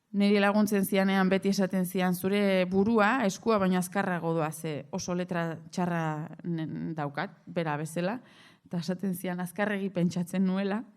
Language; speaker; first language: Basque; native; Basque